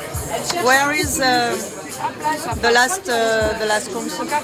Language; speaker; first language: English; non-native, learner; French